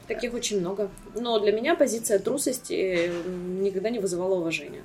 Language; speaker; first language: Russian; native; Russian